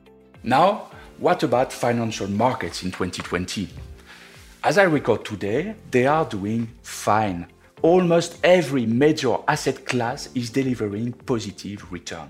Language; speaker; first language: English; non-native, fluent; French